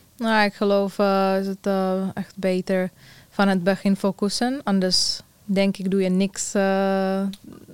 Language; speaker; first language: Dutch; non-native, learner; Czech